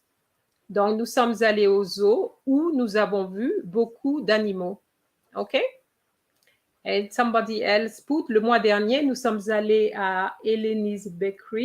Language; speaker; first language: French; non-native, fluent; English